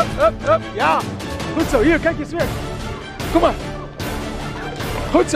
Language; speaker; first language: Dutch; native; Dutch